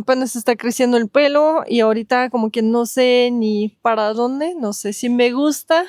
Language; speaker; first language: Spanish; non-native, fluent; Russian